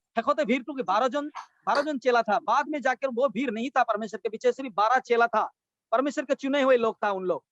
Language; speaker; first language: Hindi; non-native, local second language; Assamese